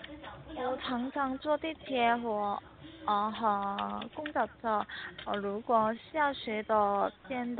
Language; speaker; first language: Chinese; non-native, learner; Korean